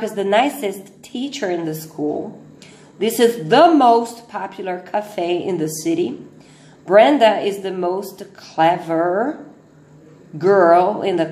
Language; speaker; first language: English; non-native, fluent; Portuguese